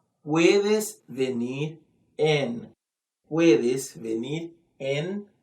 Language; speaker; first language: Spanish; non-native, fluent; Haitian Creole